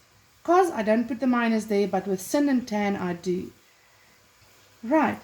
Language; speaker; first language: English; non-native, local second language; Afrikaans